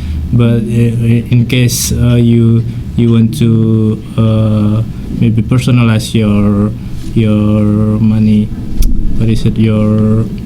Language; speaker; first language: English; non-native, fluent; Indonesian